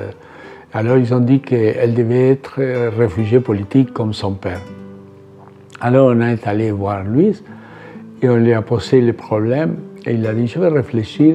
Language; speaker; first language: French; non-native, fluent; Spanish